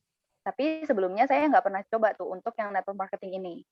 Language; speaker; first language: Indonesian; native; Indonesian